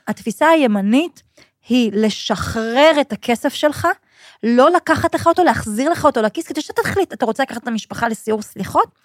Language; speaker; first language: Hebrew; native; Hebrew